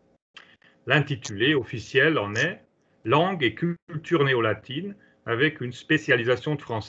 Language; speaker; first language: French; non-native, fluent; Hungarian